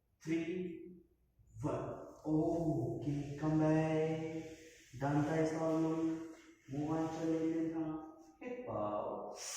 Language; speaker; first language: Vietnamese; non-native, learner; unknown